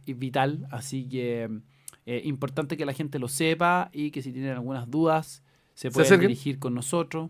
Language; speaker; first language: Spanish; native; Spanish